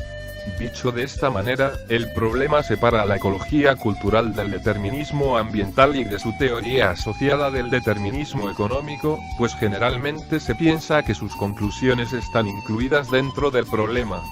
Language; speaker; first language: Spanish; native; Spanish